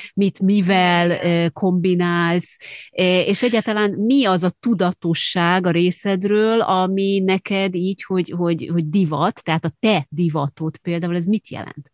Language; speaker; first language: Hungarian; native; Hungarian